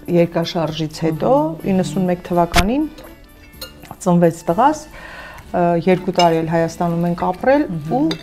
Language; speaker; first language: Armenian; native; Armenian